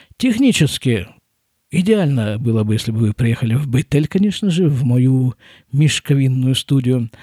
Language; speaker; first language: Russian; native; Russian